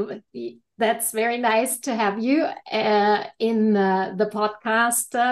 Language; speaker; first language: English; non-native, fluent; German